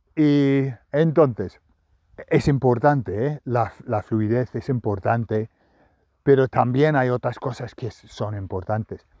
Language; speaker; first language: Spanish; non-native, fluent; English